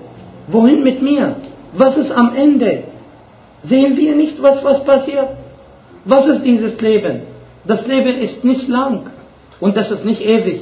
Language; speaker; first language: German; non-native, fluent; Arabic